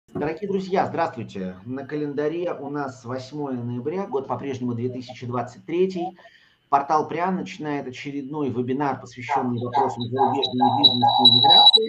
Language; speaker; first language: Russian; native; Russian